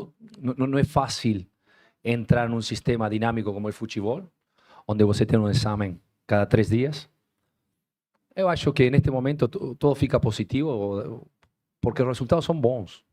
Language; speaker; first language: Portuguese; non-native, fluent; Spanish